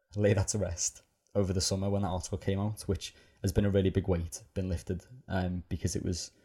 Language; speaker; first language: English; native; English